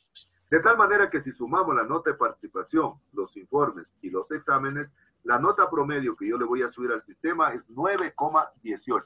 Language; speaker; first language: Spanish; native; Spanish